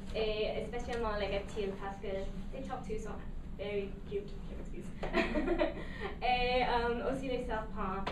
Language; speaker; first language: French; non-native, local second language; English